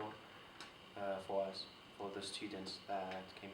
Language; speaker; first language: English; non-native, fluent; Spanish